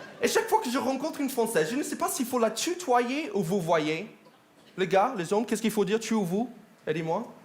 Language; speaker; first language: French; non-native, fluent; English